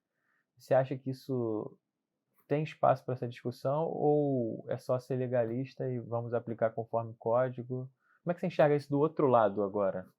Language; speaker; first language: Portuguese; native; Portuguese